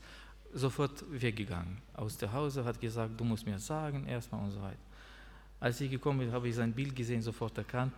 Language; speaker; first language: German; non-native, learner; Russian